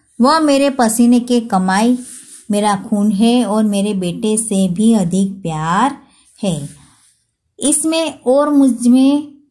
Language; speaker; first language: Hindi; non-native, local second language; Gujarati